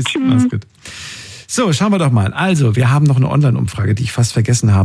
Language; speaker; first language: German; native; German